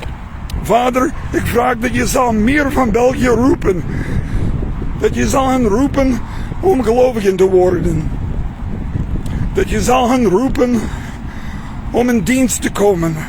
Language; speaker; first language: Dutch; non-native, fluent; English